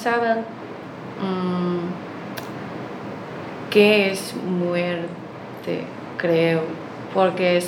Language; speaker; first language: Spanish; non-native, learner; Chinese